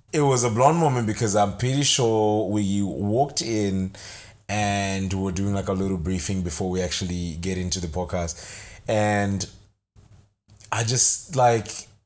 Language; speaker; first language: English; non-native, local second language; Shona